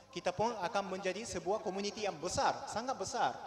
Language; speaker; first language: Malay; non-native, fluent; Japanese